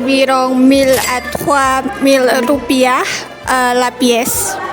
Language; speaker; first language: French; non-native, learner; Indonesian